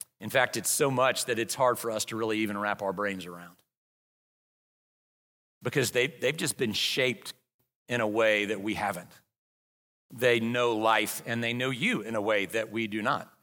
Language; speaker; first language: English; native; English